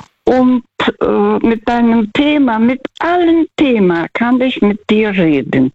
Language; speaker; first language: German; non-native, fluent; Russian